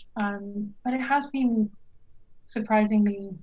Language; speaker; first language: English; non-native, fluent; Norwegian